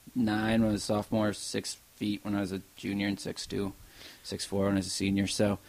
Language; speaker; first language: English; native; English